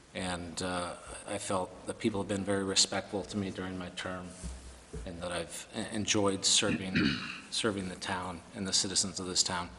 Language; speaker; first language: English; native; English